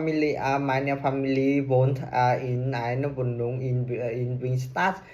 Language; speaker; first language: German; non-native, learner; Vietnamese